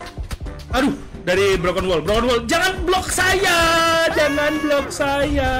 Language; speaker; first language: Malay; non-native, local second language; Javanese